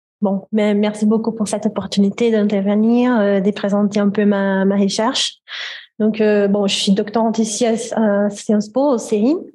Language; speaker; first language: French; non-native, fluent; Portuguese